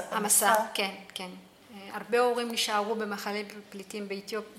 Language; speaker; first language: Hebrew; early bilingual, other home language; Amharic